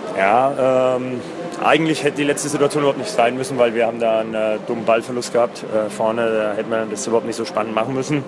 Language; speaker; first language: German; native; German